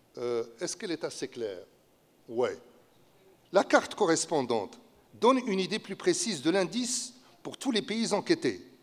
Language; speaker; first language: French; non-native, local second language; Arabic